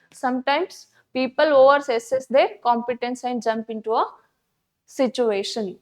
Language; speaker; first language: English; non-native, local second language; Kannada